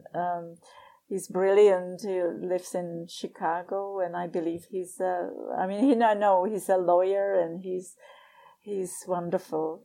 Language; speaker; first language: English; non-native, fluent; Czech